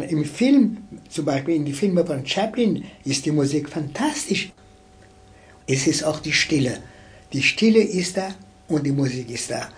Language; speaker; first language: German; non-native, fluent; French